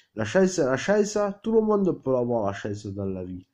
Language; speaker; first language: French; native; French